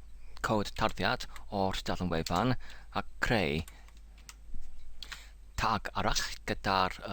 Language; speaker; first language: Welsh; non-native, learner; English